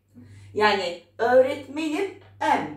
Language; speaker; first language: Turkish; non-native, fluent; Arabic